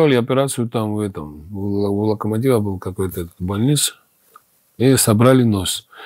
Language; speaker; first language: Russian; non-native, fluent; Georgian